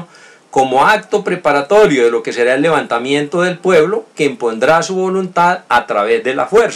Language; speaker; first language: Spanish; native; Spanish